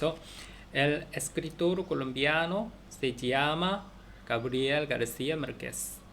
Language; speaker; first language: Spanish; non-native, learner; Korean